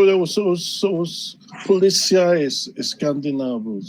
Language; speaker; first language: Portuguese; non-native, fluent; English